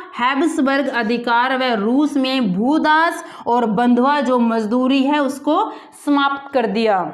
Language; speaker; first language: Hindi; native; Hindi